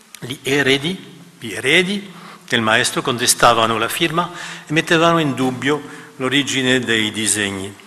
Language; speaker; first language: Italian; non-native, fluent; French